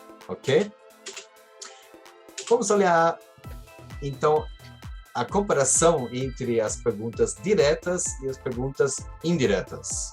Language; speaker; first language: Portuguese; non-native, fluent; German